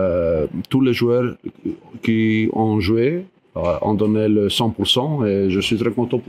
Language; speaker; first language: French; non-native, fluent; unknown